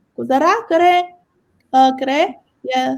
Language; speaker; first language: Hindi; non-native, fluent; Chinese